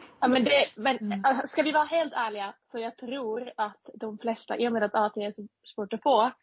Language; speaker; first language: Swedish; non-native, fluent; Finnish